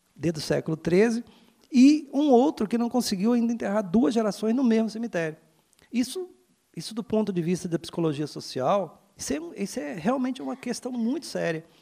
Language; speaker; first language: Portuguese; native; Portuguese